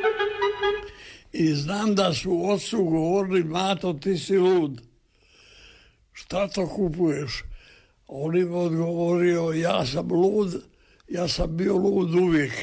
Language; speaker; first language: Serbian; native; Serbian